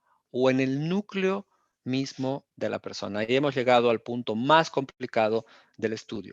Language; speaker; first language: Spanish; native; Spanish